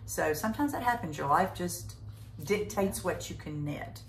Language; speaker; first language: English; native; English